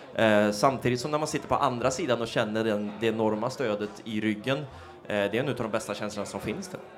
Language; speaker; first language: Swedish; native; Swedish